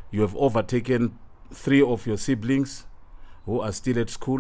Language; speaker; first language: English; non-native, local second language; Tsonga